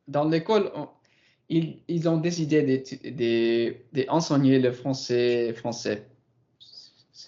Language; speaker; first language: French; non-native, fluent; English